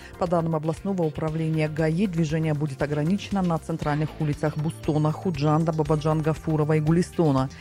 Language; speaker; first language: Russian; non-native, local second language; Tajik